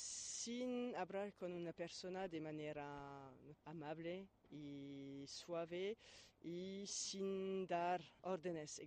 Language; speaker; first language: Spanish; non-native, fluent; French